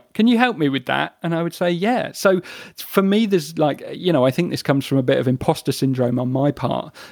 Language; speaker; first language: English; native; English